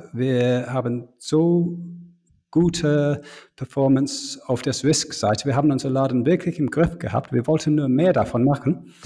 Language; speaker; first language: German; non-native, fluent; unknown